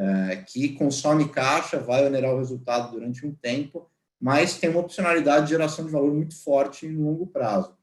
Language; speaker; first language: Portuguese; native; Portuguese